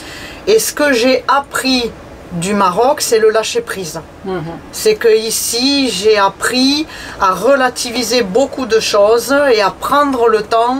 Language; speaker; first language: French; native; French